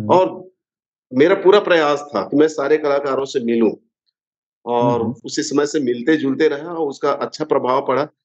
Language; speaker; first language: Hindi; native; Hindi